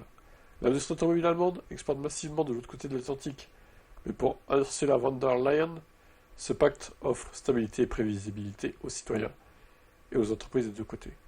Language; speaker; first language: French; native; French